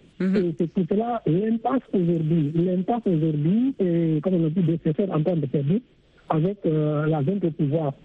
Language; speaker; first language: French; non-native, local second language; Fula